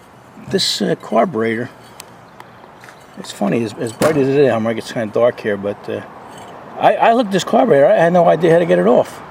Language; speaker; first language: English; native; English